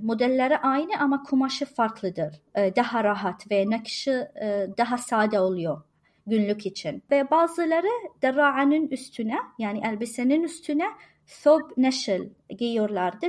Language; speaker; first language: Turkish; non-native, learner; Arabic